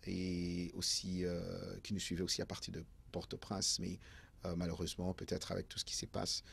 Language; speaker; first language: French; non-native, local second language; Haitian Creole